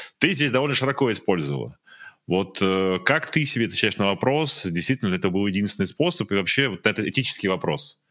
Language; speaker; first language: Russian; native; Russian